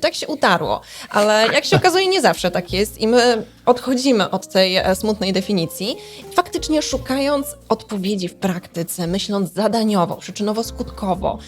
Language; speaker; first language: Polish; native; Polish